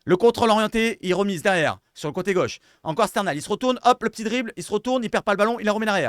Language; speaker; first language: French; native; French